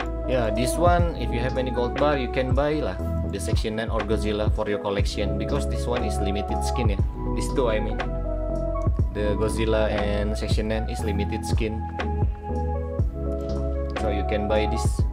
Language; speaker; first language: English; non-native, learner; Indonesian